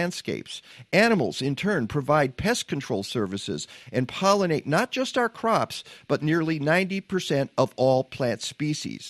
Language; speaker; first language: English; native; English